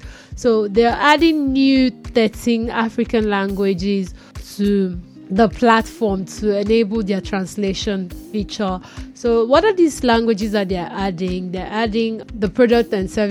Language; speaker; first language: English; non-native, local second language; Yoruba